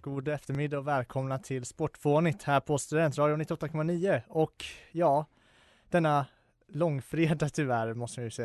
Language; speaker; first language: Swedish; native; Swedish